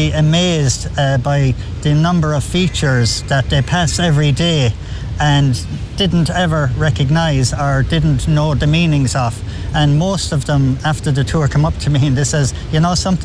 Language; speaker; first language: English; native; English